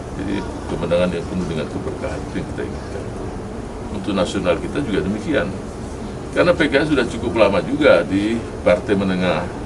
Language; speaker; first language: Indonesian; native; Indonesian